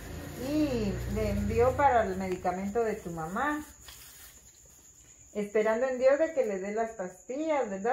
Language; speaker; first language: Spanish; native; Spanish